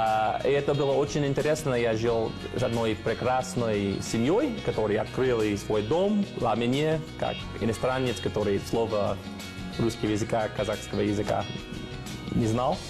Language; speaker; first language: Russian; non-native, fluent; English